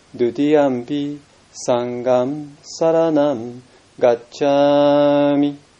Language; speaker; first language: Japanese; native; Japanese